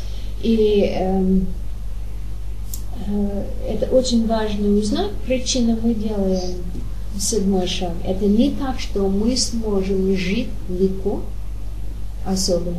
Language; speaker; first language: Russian; non-native, learner; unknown